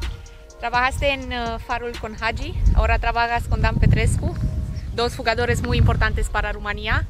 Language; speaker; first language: Spanish; non-native, learner; Romanian